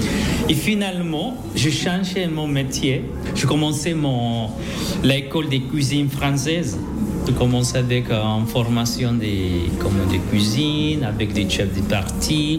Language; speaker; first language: French; non-native, learner; Spanish